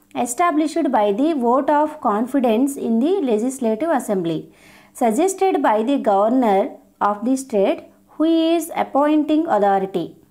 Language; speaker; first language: English; non-native, local second language; Telugu